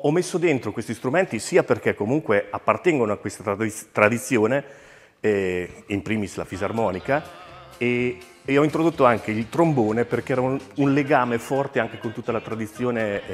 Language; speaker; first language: Italian; native; Italian